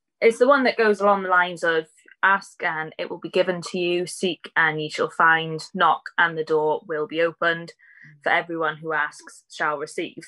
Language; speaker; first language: English; native; English